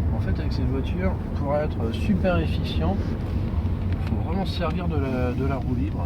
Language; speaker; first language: French; native; French